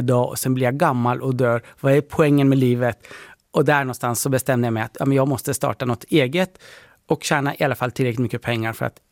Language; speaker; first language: Swedish; early bilingual, other home language; Persian